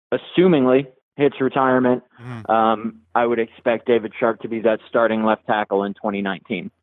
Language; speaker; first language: English; native; English